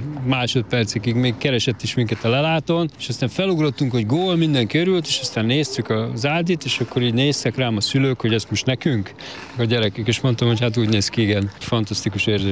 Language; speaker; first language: Hungarian; native; Hungarian